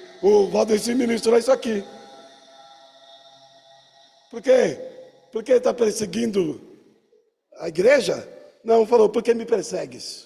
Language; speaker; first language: Portuguese; native; Portuguese